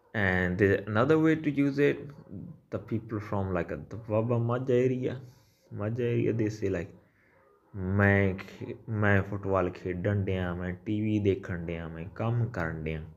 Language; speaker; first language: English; non-native, local second language; Punjabi